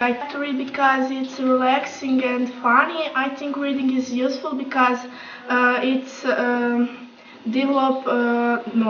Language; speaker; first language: English; non-native, learner; Croatian